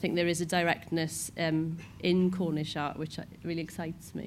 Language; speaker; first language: English; non-native, local second language; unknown